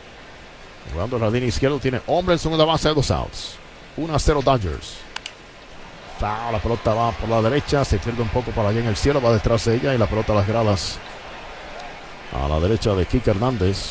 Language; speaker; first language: Spanish; native; Spanish